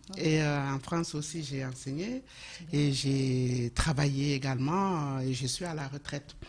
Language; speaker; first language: French; non-native, local second language; Bambara